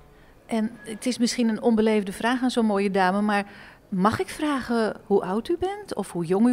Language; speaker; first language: Dutch; native; Dutch